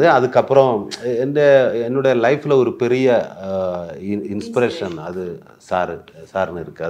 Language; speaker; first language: Tamil; non-native, learner; Malayalam